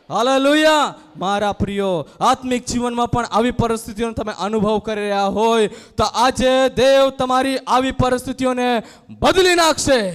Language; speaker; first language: Gujarati; non-native, local second language; Gamit